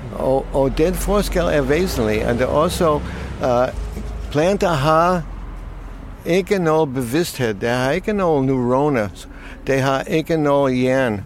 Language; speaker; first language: Danish; non-native, fluent; English